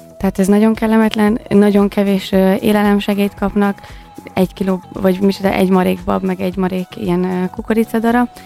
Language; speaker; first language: Hungarian; native; Hungarian